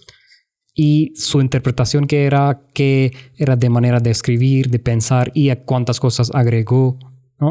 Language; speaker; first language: Spanish; non-native, fluent; Hindi